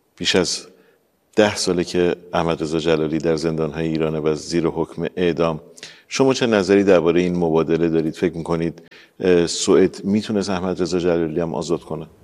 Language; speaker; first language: Persian; native; Persian